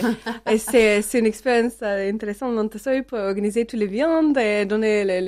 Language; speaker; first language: French; non-native, learner; English